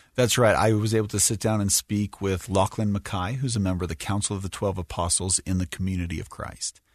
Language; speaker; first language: English; native; English